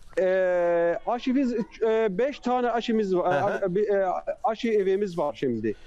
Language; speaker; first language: Turkish; non-native, fluent; Arabic